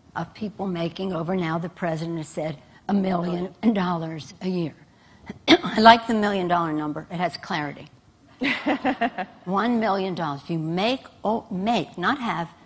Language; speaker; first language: English; native; English